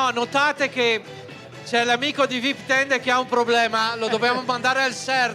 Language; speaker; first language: Italian; native; Italian